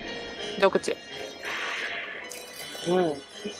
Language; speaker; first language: Japanese; non-native, fluent; Chinese